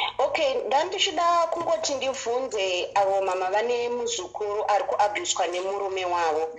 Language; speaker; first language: Shona; early bilingual, other home language; Nyanja